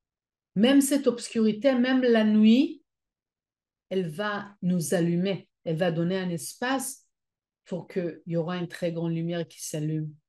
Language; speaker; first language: French; non-native, fluent; Hebrew